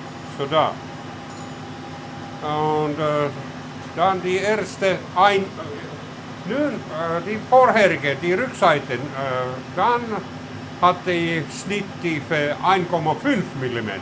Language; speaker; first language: German; non-native, learner; Finnish